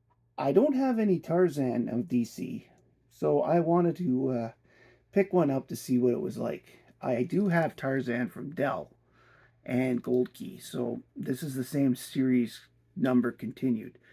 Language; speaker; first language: English; native; English